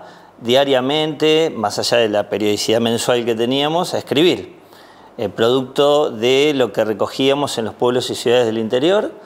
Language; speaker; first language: Spanish; native; Spanish